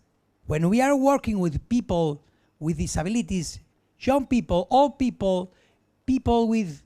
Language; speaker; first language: English; non-native, learner; Spanish